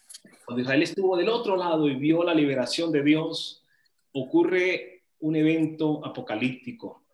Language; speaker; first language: Spanish; native; Spanish